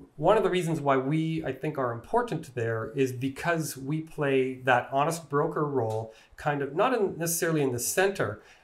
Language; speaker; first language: English; native; English